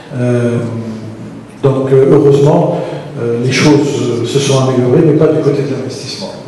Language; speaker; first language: French; non-native, local second language; Arabic